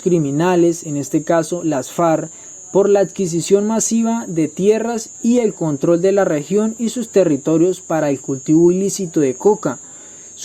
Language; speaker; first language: Spanish; native; Spanish